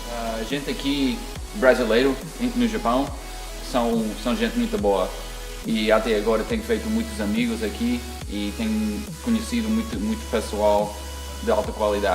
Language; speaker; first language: Portuguese; non-native, fluent; English